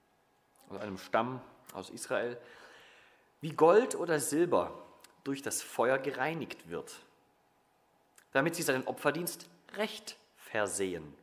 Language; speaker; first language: German; native; German